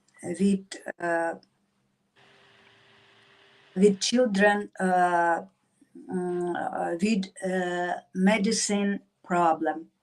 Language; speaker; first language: English; non-native, learner; Russian